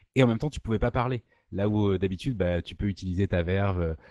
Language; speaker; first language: French; native; French